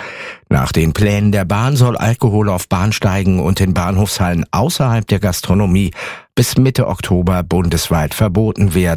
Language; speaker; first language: German; native; German